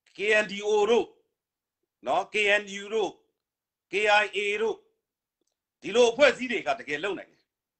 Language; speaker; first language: Burmese; native; Burmese